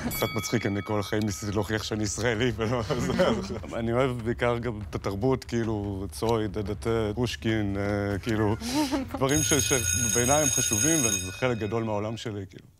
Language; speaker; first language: Hebrew; early bilingual, other home language; Russian